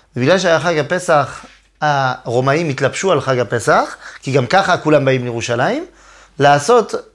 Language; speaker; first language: Hebrew; non-native, fluent; French